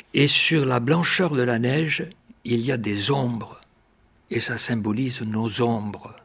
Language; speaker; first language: French; native; French